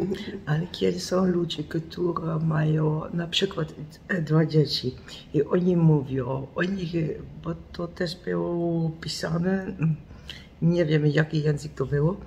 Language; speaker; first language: Polish; non-native, learner; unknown